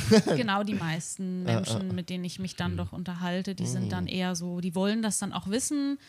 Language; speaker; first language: German; native; German